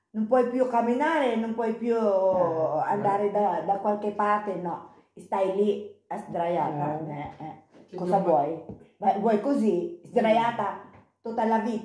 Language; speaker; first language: Italian; non-native, learner; Filipino